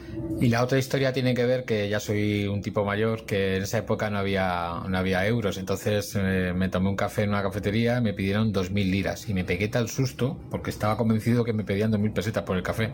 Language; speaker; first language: Spanish; native; Spanish